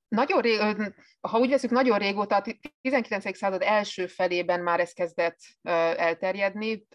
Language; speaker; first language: Hungarian; native; Hungarian